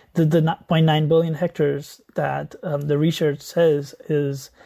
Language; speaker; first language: English; non-native, local second language; Nepali